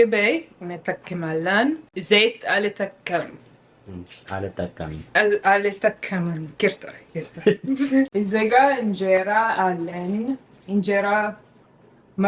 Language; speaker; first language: Amharic; non-native, learner; Arabic